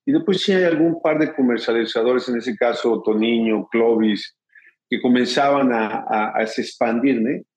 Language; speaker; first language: Portuguese; non-native, fluent; Spanish